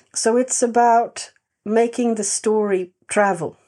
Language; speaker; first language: English; non-native, fluent; Swedish